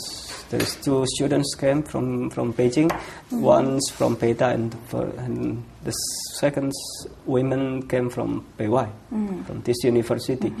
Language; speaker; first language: English; non-native, fluent; Indonesian